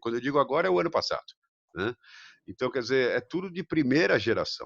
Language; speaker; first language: Portuguese; native; Portuguese